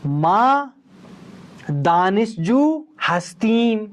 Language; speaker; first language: Persian; non-native, fluent; Urdu